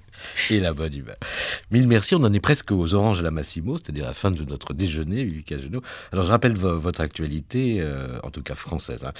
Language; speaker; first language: French; native; French